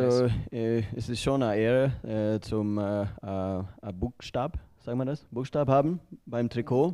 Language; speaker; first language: German; non-native, learner; Swedish